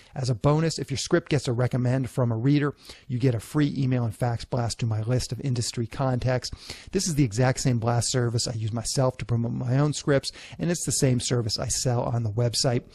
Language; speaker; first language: English; native; English